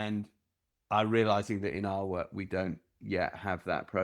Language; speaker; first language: English; native; English